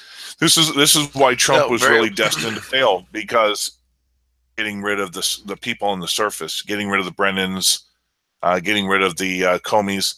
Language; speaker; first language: English; native; English